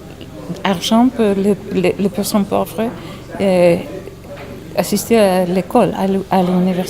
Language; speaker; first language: French; non-native, learner; English